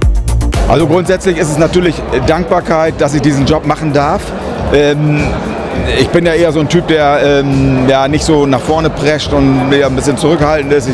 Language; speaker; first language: German; native; German